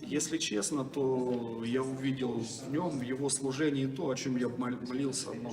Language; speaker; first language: Russian; native; Russian